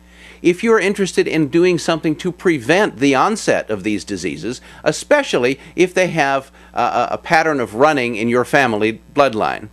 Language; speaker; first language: English; native; English